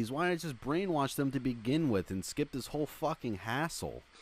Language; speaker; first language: English; native; English